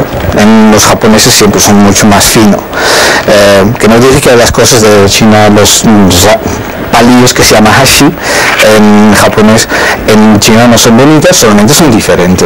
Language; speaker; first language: Spanish; non-native, fluent; Dutch